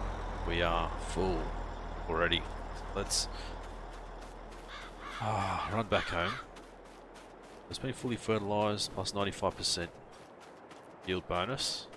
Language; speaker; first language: English; native; English